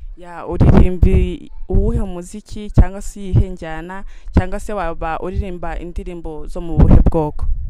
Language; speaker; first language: Kinyarwanda; early bilingual, heritage; Kinyarwanda